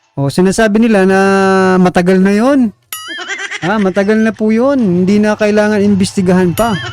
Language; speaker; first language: Filipino; native; Filipino